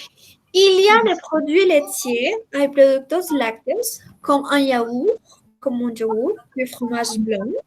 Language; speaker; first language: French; non-native, fluent; Spanish